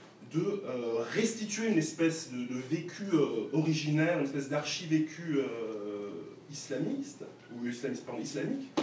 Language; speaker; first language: French; native; French